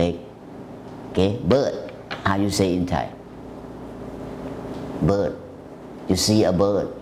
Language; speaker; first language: English; non-native, learner; Thai